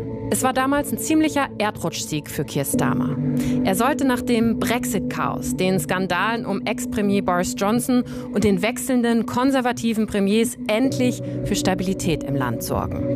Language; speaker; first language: German; native; German